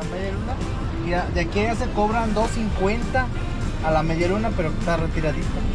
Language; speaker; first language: Spanish; native; Spanish